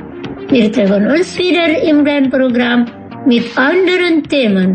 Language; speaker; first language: German; non-native, fluent; Indonesian